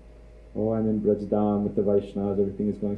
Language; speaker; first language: English; native; English